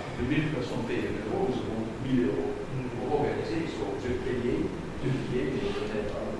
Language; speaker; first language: French; non-native, learner; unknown